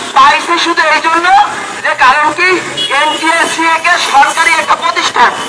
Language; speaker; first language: Bangla; native; Bangla